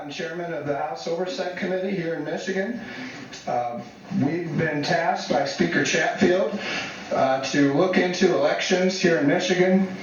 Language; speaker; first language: English; native; English